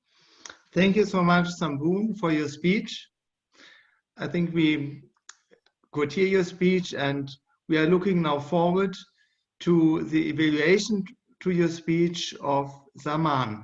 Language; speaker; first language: English; non-native, fluent; German